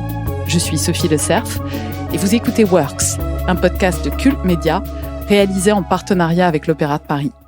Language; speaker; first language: French; native; French